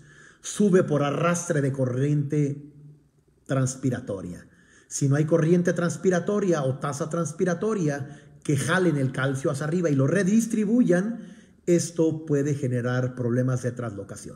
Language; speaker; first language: Spanish; native; Spanish